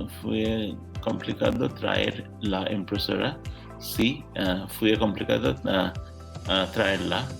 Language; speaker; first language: Spanish; non-native, learner; English